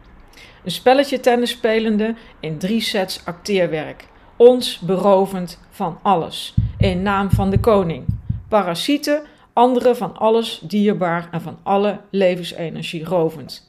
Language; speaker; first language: Dutch; native; Dutch